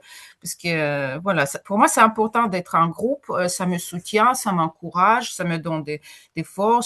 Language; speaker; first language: French; non-native, fluent; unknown